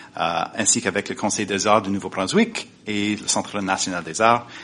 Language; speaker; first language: French; non-native, fluent; English